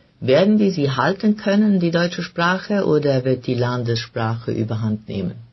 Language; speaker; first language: German; non-native, local second language; Plautdietsch